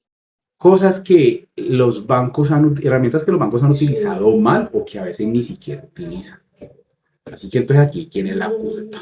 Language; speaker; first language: Spanish; native; Spanish